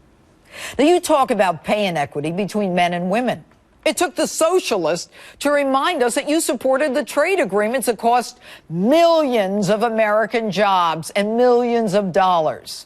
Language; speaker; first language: English; native; English